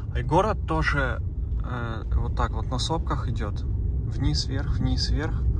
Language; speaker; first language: Russian; native; Russian